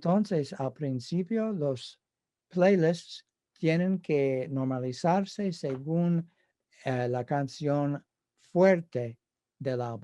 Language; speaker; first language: Spanish; non-native, fluent; English